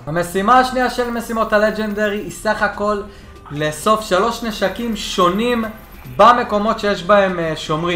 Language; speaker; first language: Hebrew; native; Hebrew